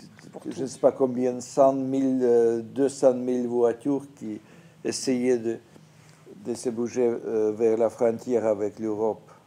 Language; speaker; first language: French; non-native, fluent; Russian